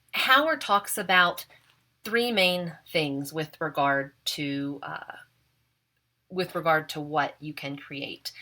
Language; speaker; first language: English; native; English